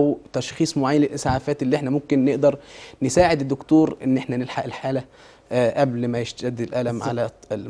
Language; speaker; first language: Arabic; native; Arabic